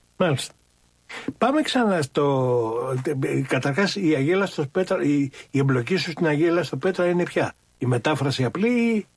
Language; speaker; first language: Greek; native; Greek